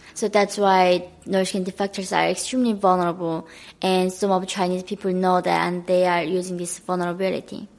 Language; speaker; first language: English; non-native, fluent; Korean